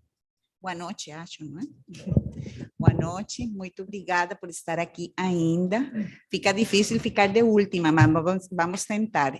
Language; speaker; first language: Portuguese; non-native, fluent; Spanish